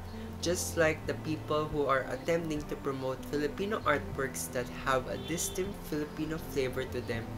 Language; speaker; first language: English; non-native, local second language; Filipino